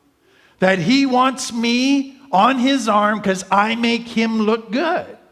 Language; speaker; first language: English; native; English